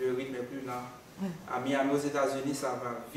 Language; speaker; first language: French; non-native, local second language; Haitian Creole